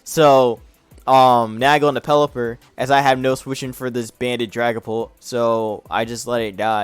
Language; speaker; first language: English; native; English